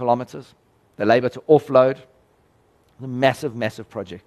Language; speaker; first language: English; native; English